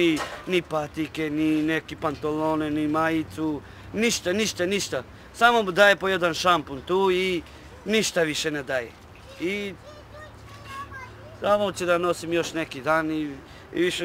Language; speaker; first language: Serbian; non-native, local second language; Romany